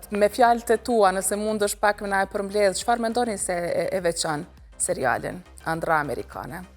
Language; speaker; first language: Albanian; native; Albanian